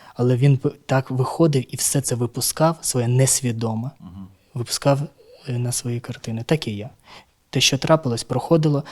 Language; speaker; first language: Ukrainian; non-native, local second language; Russian